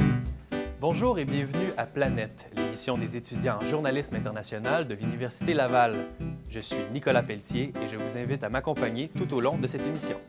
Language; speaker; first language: French; native; French